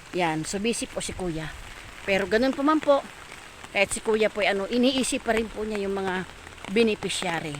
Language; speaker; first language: Filipino; non-native, local second language; Cebuano